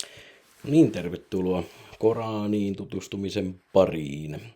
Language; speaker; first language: Finnish; native; Finnish